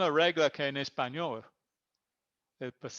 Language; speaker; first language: Spanish; non-native, fluent; English